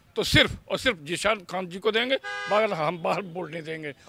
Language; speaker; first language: Hindi; native; Hindi